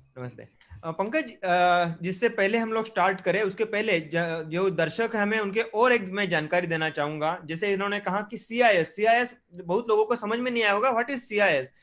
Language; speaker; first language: Hindi; non-native, local second language; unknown